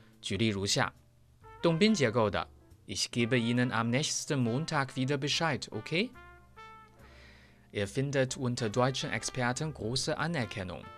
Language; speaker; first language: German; non-native, fluent; Chinese